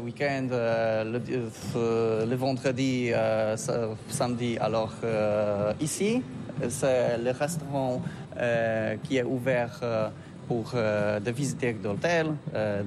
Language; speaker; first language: French; non-native, learner; Polish